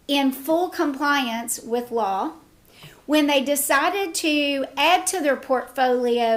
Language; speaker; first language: English; native; English